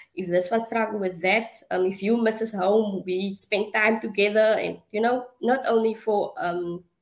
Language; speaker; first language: English; non-native, local second language; Afrikaans